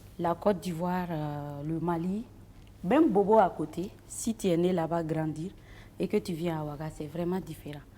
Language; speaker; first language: French; non-native, local second language; Fula